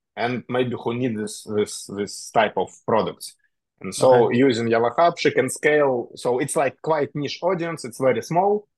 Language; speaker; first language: English; non-native, fluent; Russian